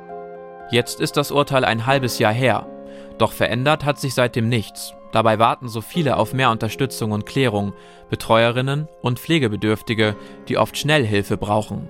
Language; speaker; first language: German; native; German